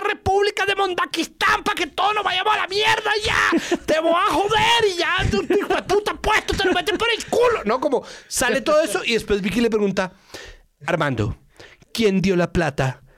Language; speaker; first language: Spanish; native; Spanish